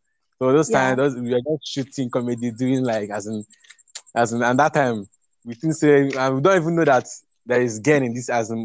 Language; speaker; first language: English; non-native, local second language; Igbo